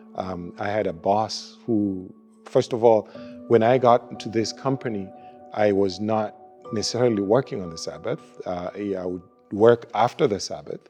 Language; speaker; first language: English; non-native, local second language; Luo (Kenya and Tanzania)